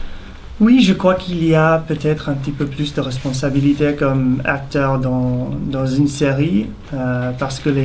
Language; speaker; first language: French; non-native, fluent; English